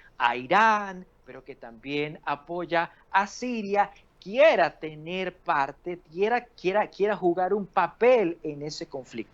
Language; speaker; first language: Spanish; native; Spanish